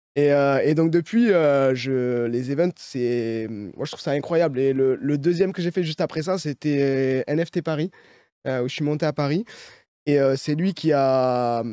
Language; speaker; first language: French; native; French